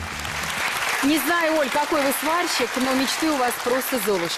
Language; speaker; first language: Russian; native; Russian